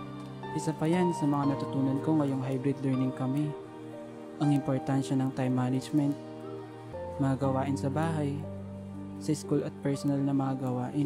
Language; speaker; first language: Filipino; native; Filipino